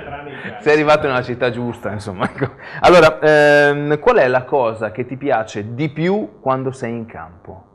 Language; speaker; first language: Italian; native; Italian